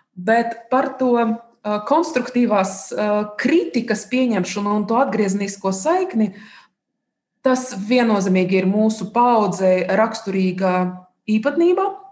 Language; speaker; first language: Latvian; non-native, fluent; Russian